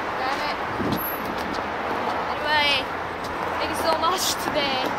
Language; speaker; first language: English; non-native, learner; Korean